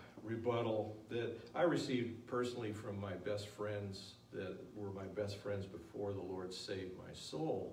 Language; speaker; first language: English; native; English